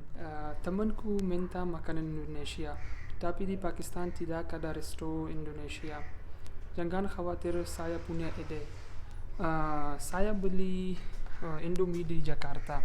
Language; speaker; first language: Indonesian; non-native, learner; Pashto